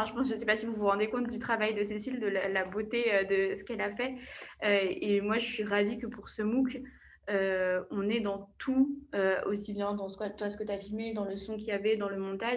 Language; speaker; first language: French; native; French